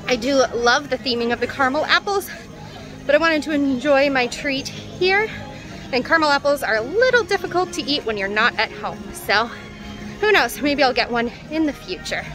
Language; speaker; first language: English; native; English